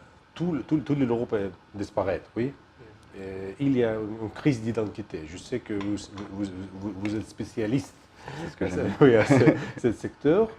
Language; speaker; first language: French; non-native, learner; Ukrainian